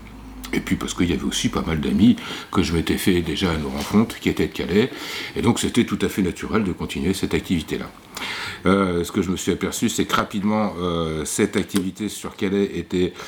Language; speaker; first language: French; native; French